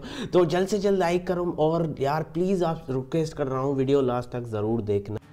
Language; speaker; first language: Hindi; native; Hindi